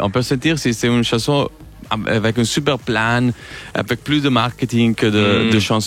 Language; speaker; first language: French; non-native, learner; Spanish